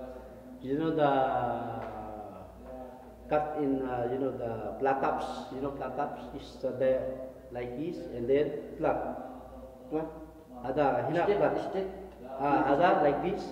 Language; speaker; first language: English; non-native, local second language; Filipino